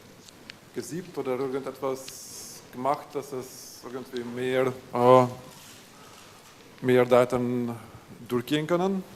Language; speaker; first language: German; non-native, fluent; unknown